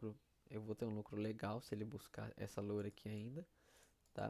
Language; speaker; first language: Portuguese; native; Portuguese